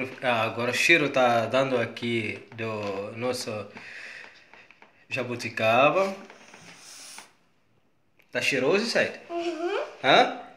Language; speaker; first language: Portuguese; non-native, learner; Arabic